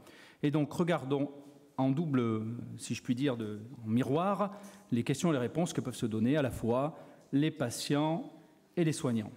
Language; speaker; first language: French; native; French